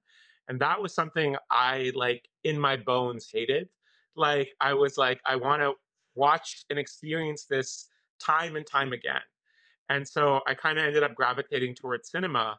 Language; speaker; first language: English; non-native, local second language; Urdu